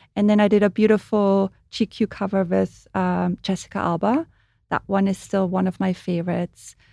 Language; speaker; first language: English; non-native, fluent; German